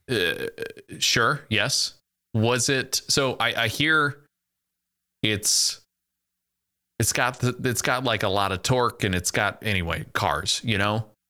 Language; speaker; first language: English; native; English